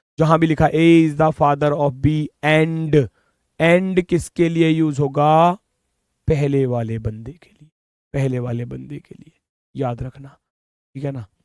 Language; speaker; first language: Hindi; native; Hindi